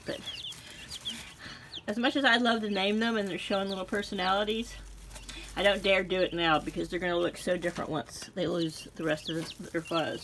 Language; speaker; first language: English; native; English